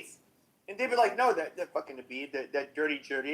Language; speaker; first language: English; native; English